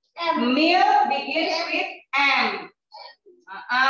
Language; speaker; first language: English; non-native, learner; Indonesian